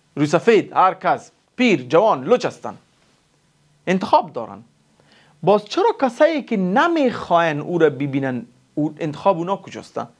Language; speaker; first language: Persian; non-native, local second language; Pashto